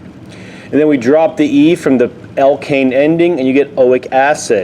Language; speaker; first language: English; native; English